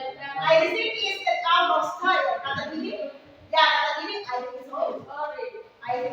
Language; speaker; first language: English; non-native, learner; Indonesian